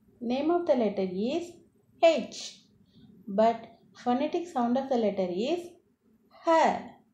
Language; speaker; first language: English; non-native, local second language; Tamil